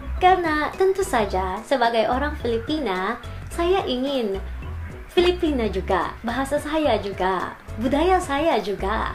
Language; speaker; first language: Indonesian; non-native, learner; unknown